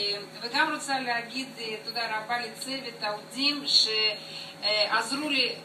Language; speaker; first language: Hebrew; non-native, learner; Russian